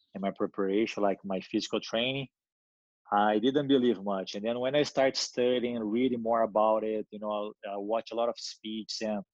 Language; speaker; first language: English; non-native, learner; Portuguese